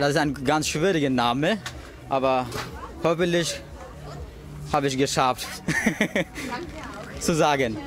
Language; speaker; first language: German; non-native, learner; Bangla